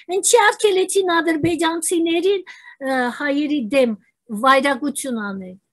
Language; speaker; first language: Armenian; non-native, local second language; Azerbaijani